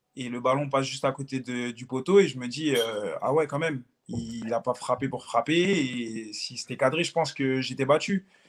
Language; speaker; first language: French; native; French